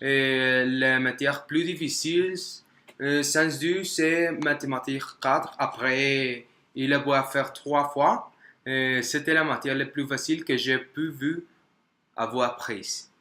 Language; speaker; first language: French; non-native, learner; Spanish